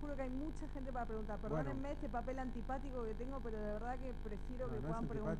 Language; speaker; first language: Spanish; native; Spanish